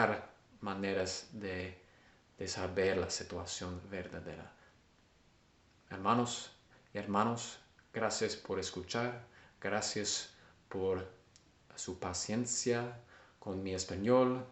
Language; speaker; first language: Spanish; non-native, learner; English